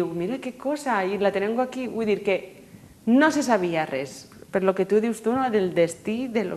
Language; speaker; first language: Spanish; non-native, local second language; Catalan